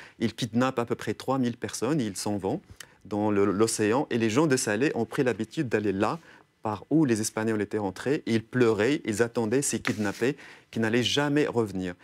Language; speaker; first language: French; non-native, local second language; Arabic